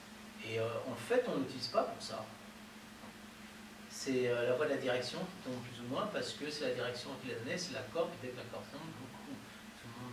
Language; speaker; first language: French; native; French